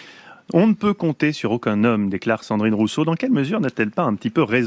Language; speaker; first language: French; native; French